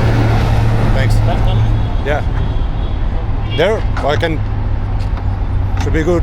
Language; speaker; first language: English; non-native, learner; French